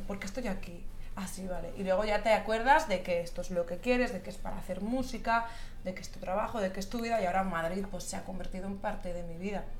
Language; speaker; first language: Spanish; non-native, local second language; Catalan